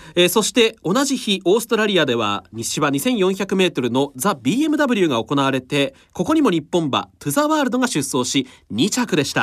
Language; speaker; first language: Japanese; native; Japanese